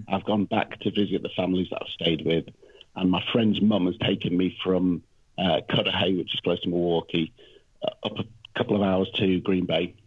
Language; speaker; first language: English; native; English